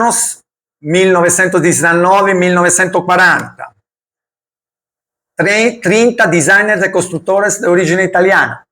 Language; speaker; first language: Portuguese; non-native, learner; Italian